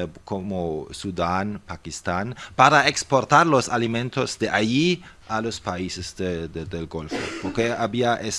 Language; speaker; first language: Spanish; non-native, fluent; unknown